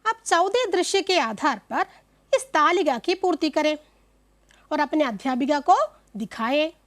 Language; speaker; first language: Hindi; non-native, local second language; Malayalam